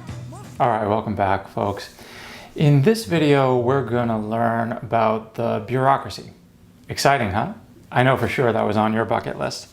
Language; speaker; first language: English; native; English